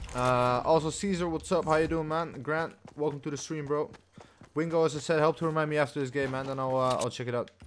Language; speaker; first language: English; non-native, fluent; Dutch